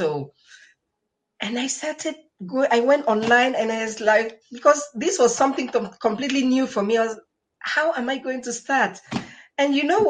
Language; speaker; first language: English; non-native, local second language; French